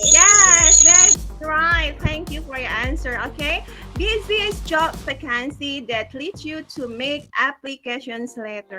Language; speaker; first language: English; non-native, fluent; Indonesian